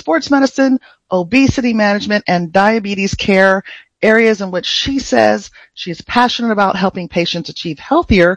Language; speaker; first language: English; native; English